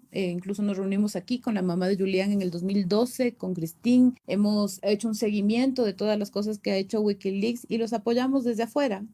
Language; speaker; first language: Spanish; native; Spanish